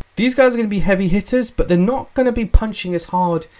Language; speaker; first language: English; native; English